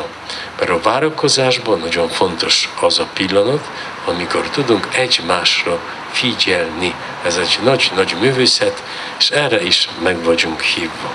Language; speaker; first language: Hungarian; non-native, learner; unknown